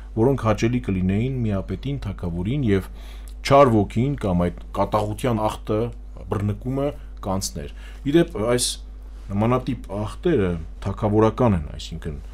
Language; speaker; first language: Armenian; native; Armenian